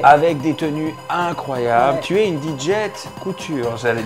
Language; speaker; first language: French; native; French